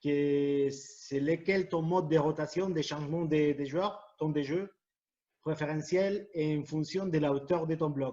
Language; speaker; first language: French; non-native, fluent; Spanish